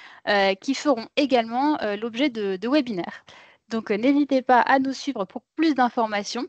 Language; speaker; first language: French; native; French